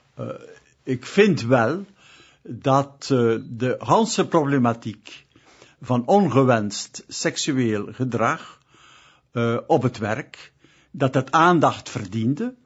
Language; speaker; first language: Dutch; native; Dutch